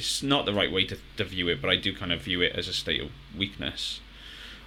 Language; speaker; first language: English; native; English